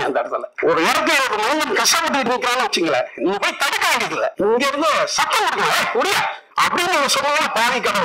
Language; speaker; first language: Tamil; native; Tamil